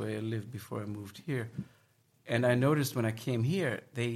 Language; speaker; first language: English; non-native, fluent; German